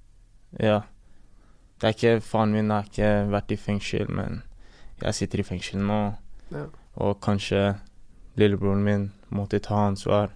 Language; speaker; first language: Norwegian; early bilingual, other home language; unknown